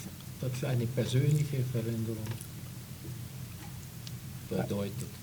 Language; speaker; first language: German; non-native, fluent; Portuguese